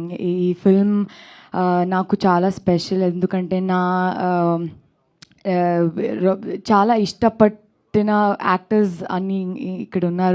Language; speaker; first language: Telugu; non-native, local second language; Kannada